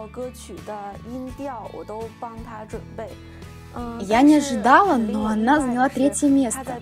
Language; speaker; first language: Russian; non-native, fluent; Chinese